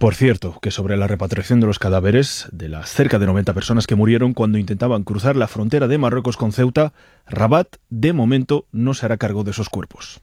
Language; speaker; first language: Spanish; native; Spanish